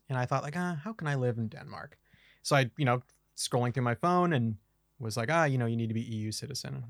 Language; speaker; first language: English; native; English